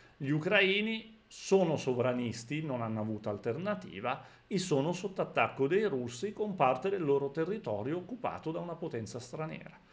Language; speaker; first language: Italian; native; Italian